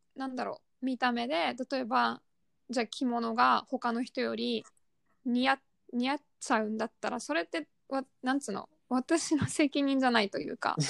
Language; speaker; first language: Japanese; early bilingual, other home language; Russian